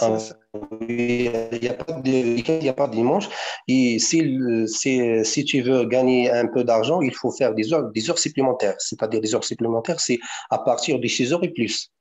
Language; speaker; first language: French; non-native, learner; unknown